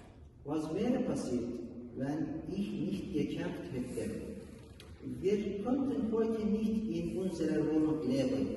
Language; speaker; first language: German; non-native, learner; Turkish